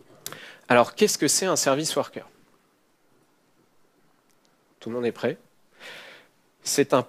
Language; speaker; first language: French; native; French